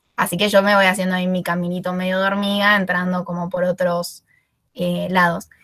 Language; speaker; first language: Spanish; native; Spanish